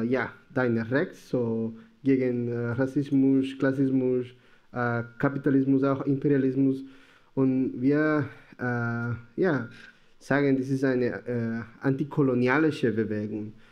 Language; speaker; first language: German; non-native, learner; Spanish